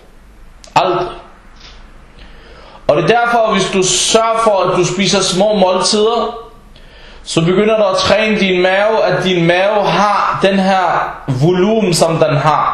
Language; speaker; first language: Danish; non-native, fluent; Arabic